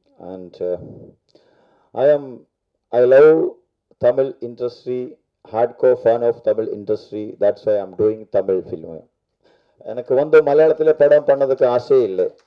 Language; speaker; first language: Tamil; non-native, local second language; Malayalam